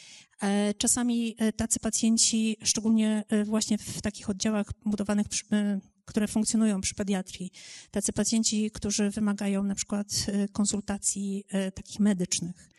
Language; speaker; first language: Polish; native; Polish